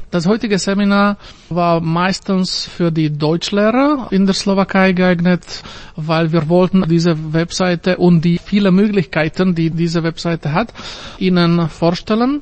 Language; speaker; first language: German; non-native, fluent; Slovak